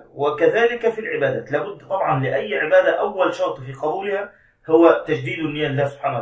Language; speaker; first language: Arabic; native; Arabic